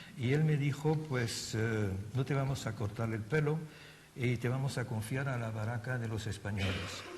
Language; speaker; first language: Spanish; non-native, fluent; German